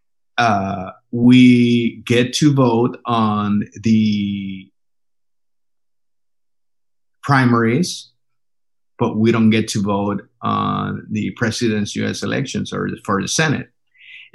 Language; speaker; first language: English; non-native, fluent; Spanish